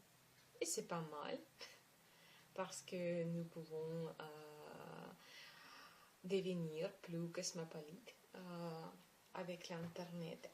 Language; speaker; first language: French; non-native, learner; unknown